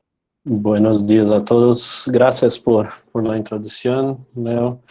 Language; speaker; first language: Spanish; non-native, learner; Portuguese